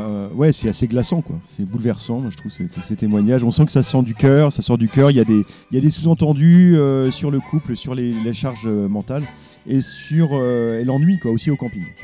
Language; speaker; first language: French; native; French